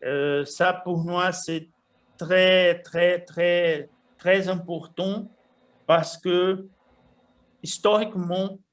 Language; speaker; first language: French; non-native, fluent; Portuguese